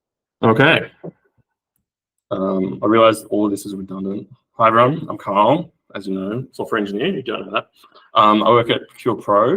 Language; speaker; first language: English; native; English